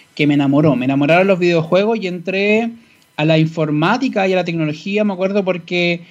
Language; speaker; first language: Spanish; native; Spanish